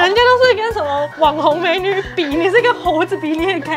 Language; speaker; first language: Chinese; native; Chinese